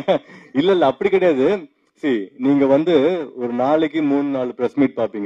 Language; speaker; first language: Tamil; native; Tamil